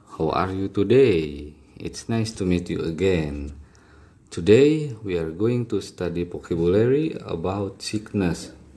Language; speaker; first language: English; non-native, fluent; Indonesian